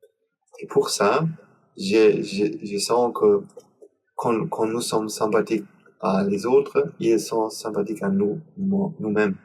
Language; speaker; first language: French; non-native, learner; German